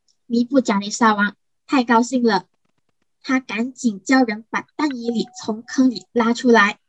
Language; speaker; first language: Chinese; native; Chinese